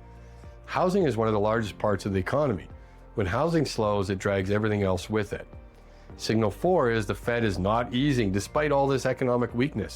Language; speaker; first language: English; native; English